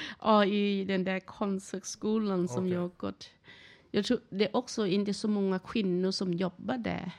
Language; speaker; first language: Swedish; non-native, learner; Thai